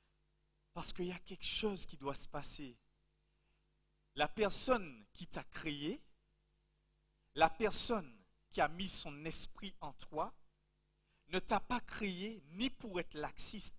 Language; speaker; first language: French; native; French